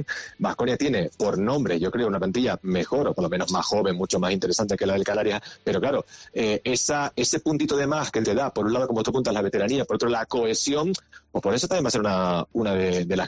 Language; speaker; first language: Spanish; native; Spanish